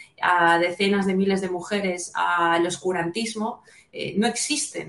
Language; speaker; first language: Spanish; native; Spanish